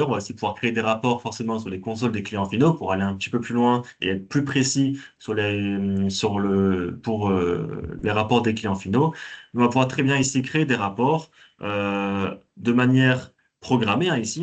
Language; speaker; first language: French; native; French